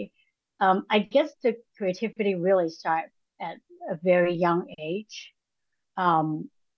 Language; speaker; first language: English; non-native, local second language; Cantonese